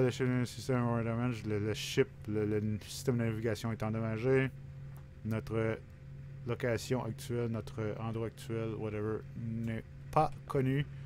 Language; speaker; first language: French; native; French